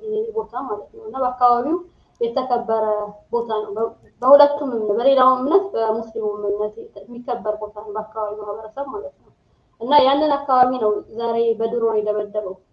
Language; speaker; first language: Amharic; native; Amharic